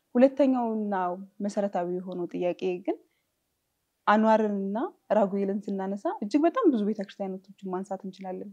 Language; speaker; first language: Amharic; native; Amharic